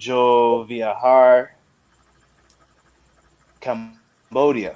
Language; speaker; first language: Spanish; non-native, learner; English